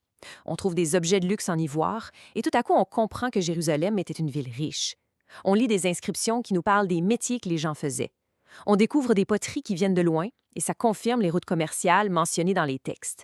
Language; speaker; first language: French; native; French